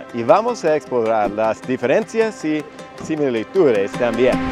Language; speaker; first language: Spanish; non-native, fluent; English